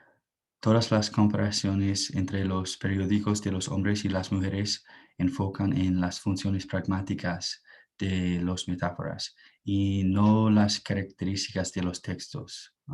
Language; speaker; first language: Spanish; non-native, fluent; English